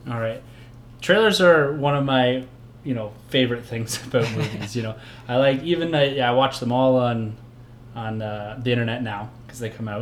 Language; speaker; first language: English; native; English